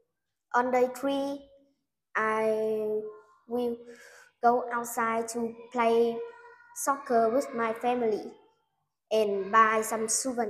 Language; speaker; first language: English; non-native, learner; Vietnamese